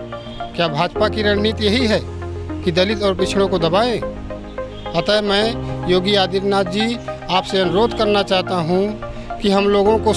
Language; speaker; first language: Hindi; native; Hindi